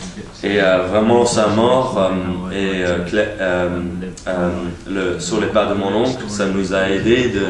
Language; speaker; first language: French; non-native, learner; English